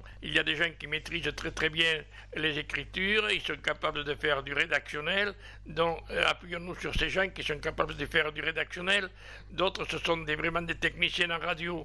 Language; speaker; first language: French; native; French